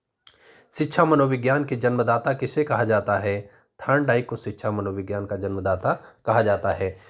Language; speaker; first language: Hindi; native; Hindi